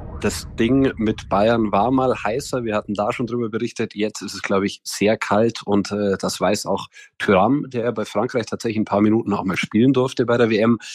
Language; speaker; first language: German; native; German